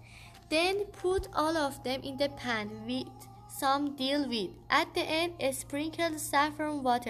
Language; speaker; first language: English; non-native, fluent; Persian